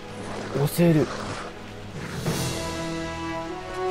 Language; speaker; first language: Japanese; native; Japanese